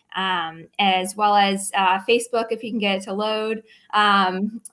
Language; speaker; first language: English; native; English